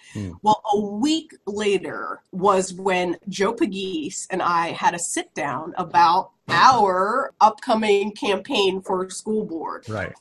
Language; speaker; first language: English; native; English